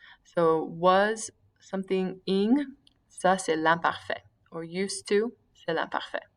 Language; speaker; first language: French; non-native, fluent; English